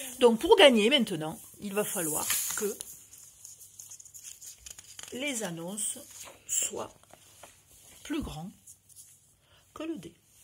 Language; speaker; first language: French; native; French